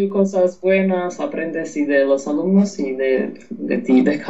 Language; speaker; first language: Spanish; non-native, fluent; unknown